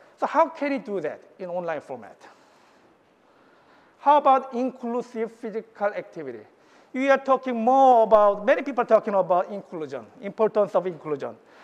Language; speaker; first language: English; non-native, fluent; Korean